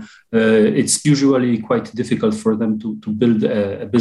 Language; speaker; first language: English; non-native, fluent; Polish